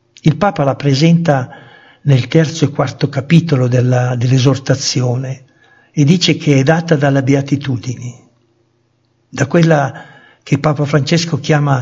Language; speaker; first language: Italian; native; Italian